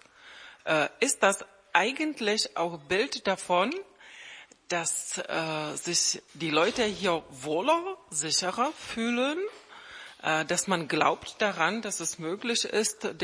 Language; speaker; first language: German; non-native, fluent; Czech